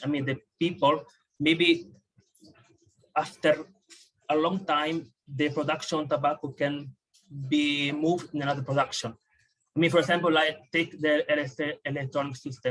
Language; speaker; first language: English; non-native, fluent; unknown